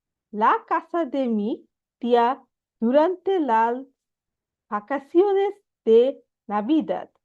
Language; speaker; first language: Spanish; non-native, learner; Bangla